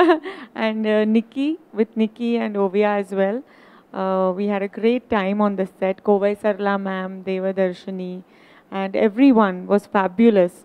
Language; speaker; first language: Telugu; non-native, learner; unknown